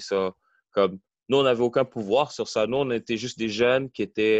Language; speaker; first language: French; early bilingual, heritage; French